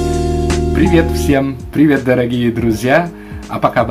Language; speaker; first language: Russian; non-native, fluent; Indonesian